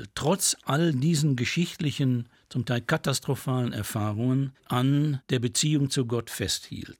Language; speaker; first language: German; native; German